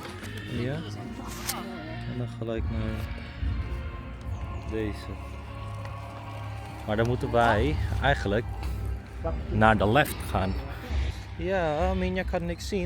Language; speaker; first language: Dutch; early bilingual, other home language; Filipino